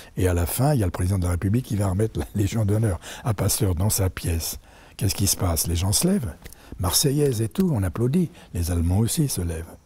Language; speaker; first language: French; native; French